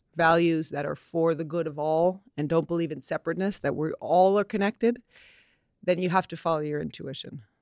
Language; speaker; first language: English; native; English